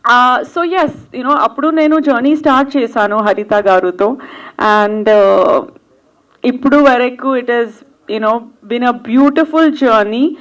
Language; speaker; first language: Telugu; non-native, fluent; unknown